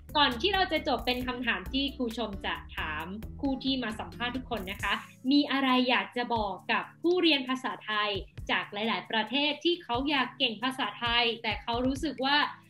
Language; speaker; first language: Thai; native; Thai